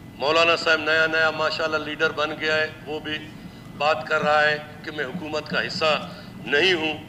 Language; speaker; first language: Urdu; non-native, local second language; Baluchi